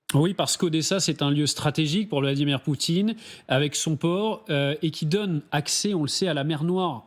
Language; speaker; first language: French; native; French